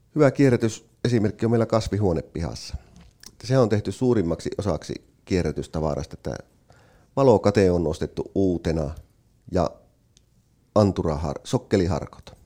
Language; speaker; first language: Finnish; native; Finnish